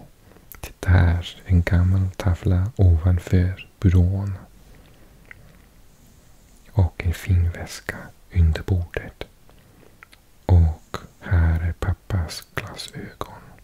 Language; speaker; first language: Swedish; non-native, learner; English